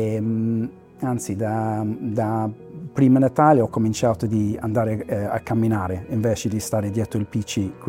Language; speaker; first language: Italian; non-native, fluent; English